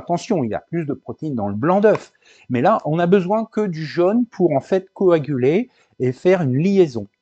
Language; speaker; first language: French; native; French